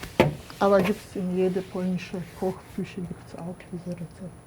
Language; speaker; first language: German; non-native, fluent; Polish